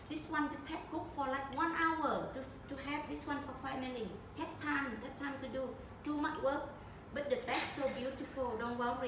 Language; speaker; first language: English; non-native, learner; Vietnamese